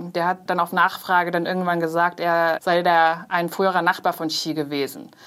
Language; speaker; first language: German; non-native, fluent; Chinese